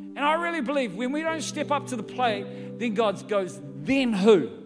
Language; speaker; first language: English; native; English